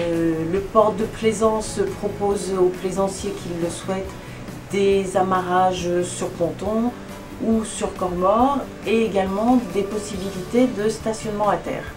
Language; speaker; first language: French; native; French